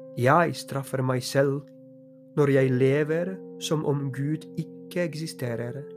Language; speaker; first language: Norwegian; non-native, fluent; Polish